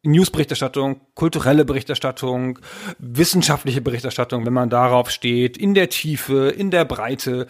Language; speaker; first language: German; native; German